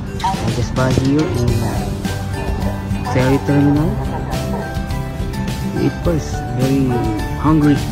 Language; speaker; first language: English; non-native, learner; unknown